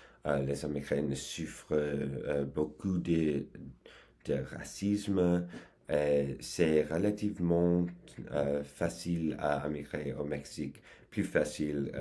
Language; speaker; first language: French; non-native, learner; English